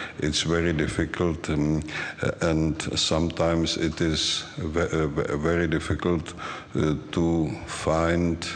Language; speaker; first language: English; non-native, learner; Czech